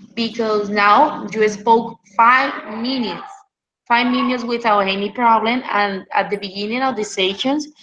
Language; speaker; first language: English; non-native, fluent; Spanish